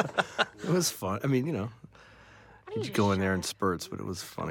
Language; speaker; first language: English; native; English